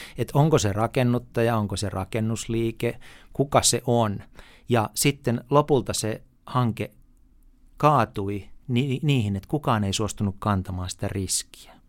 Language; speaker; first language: Finnish; native; Finnish